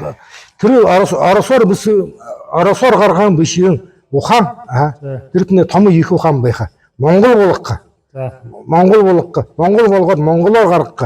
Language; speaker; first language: Mongolian; non-native, learner; Buriat